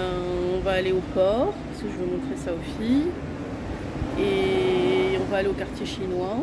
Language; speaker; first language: French; native; French